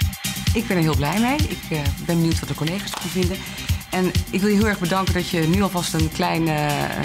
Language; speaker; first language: Dutch; native; Dutch